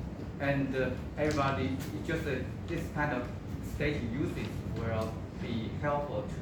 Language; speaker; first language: English; non-native, local second language; Chinese